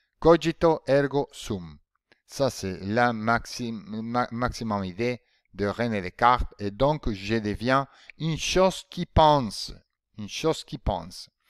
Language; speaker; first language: French; non-native, fluent; Spanish